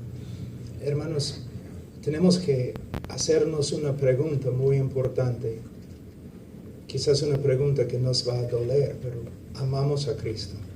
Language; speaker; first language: Spanish; non-native, fluent; English